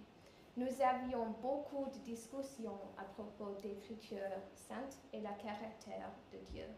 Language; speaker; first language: French; non-native, learner; English